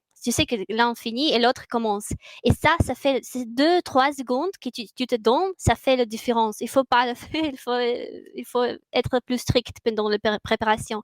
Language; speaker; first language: French; non-native, fluent; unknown